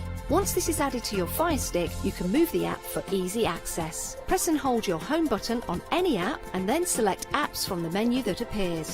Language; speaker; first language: English; native; English